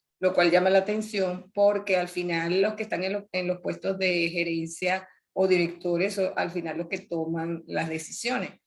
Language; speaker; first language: Spanish; native; Spanish